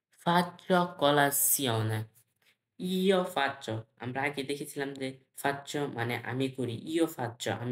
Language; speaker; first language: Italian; non-native, learner; Bangla